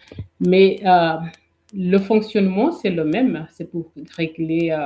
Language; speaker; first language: French; non-native, fluent; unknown